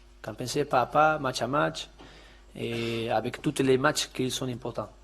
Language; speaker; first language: French; non-native, learner; Spanish